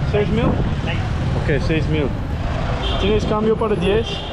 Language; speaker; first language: Spanish; non-native, learner; English